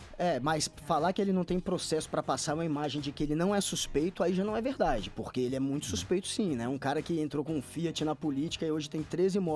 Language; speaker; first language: Portuguese; native; Portuguese